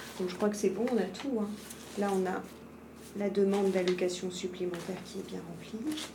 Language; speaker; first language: French; native; French